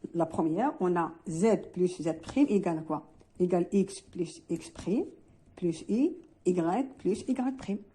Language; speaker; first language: French; non-native, local second language; Arabic